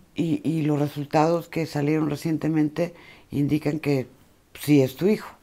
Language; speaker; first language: Spanish; native; Spanish